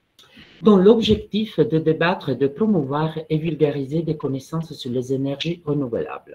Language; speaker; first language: French; non-native, fluent; Italian